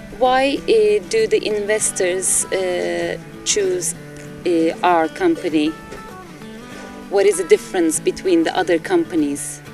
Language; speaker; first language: English; non-native, fluent; Turkish